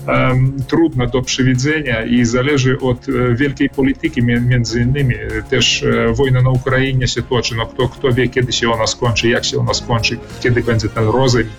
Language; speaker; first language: Polish; early bilingual, heritage; Polish